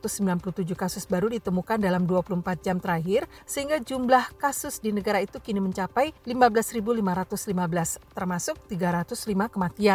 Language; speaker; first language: Indonesian; native; Indonesian